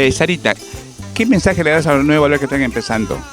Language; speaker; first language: Spanish; native; Spanish